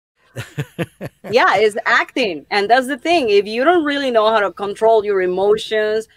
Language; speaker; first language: English; non-native, fluent; Spanish